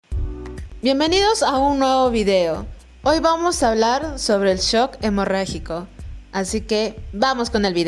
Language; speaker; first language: Spanish; native; Spanish